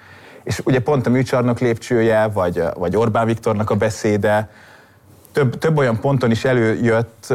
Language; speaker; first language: Hungarian; native; Hungarian